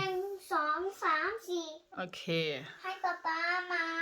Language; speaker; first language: Thai; early bilingual, heritage; Thai